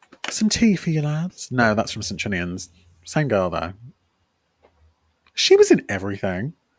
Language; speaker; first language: English; native; English